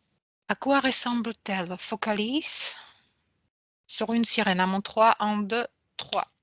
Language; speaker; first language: French; non-native, fluent; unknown